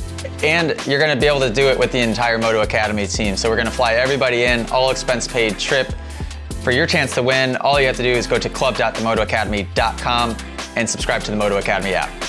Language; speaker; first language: English; native; English